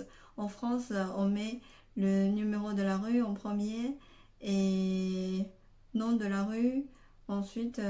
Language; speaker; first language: French; non-native, fluent; Chinese